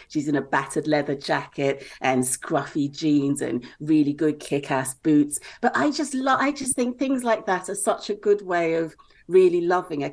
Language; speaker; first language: English; native; English